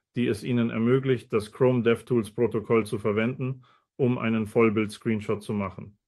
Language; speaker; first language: German; non-native, fluent; Spanish